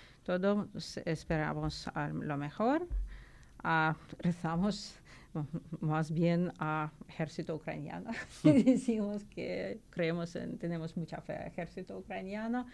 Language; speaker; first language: Spanish; non-native, learner; Ukrainian